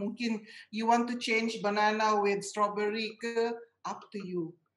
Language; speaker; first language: English; non-native, local second language; Malay